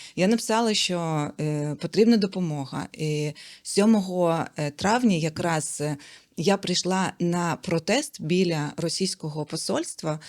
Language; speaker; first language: Ukrainian; non-native, local second language; Russian